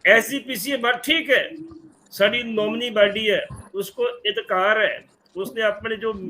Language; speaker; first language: Hindi; non-native, local second language; Punjabi